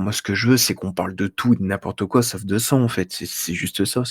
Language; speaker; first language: French; native; French